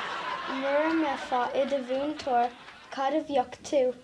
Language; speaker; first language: Irish; non-native, local second language; English